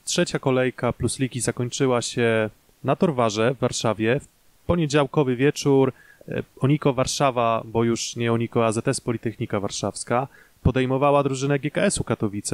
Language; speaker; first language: Polish; native; Polish